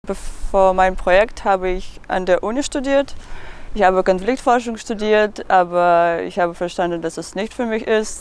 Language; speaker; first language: German; non-native, learner; Russian